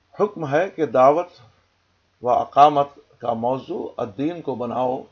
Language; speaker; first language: Urdu; native; Urdu